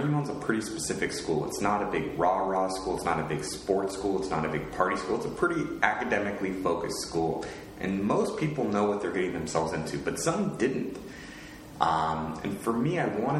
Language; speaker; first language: English; native; English